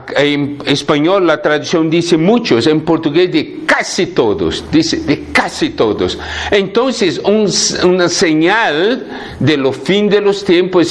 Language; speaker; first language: Spanish; non-native, fluent; Portuguese